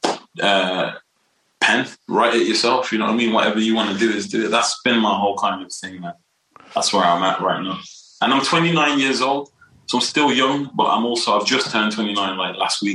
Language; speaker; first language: English; native; English